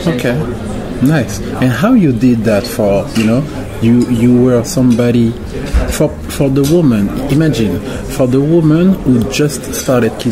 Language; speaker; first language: English; non-native, learner; French